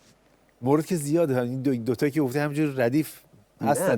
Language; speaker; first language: Persian; native; Persian